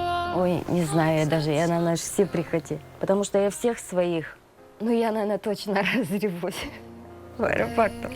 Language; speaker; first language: Russian; native; Russian